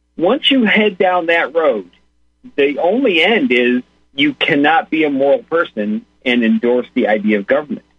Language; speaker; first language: English; native; English